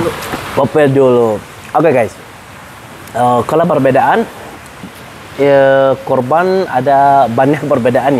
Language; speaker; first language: Indonesian; non-native, learner; Arabic